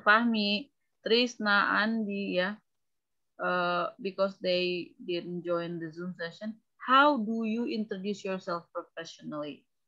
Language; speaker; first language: English; non-native, fluent; Indonesian